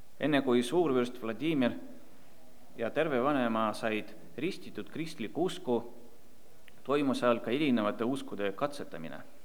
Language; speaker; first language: Estonian; non-native, local second language; Russian